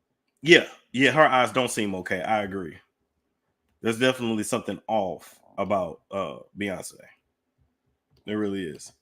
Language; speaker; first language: English; native; English